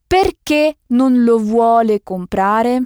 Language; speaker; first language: Italian; non-native, fluent; French